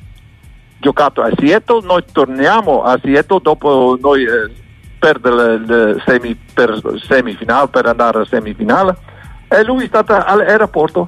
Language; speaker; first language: Italian; non-native, learner; Dutch